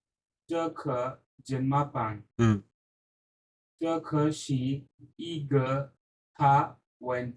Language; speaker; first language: Chinese; non-native, learner; Bangla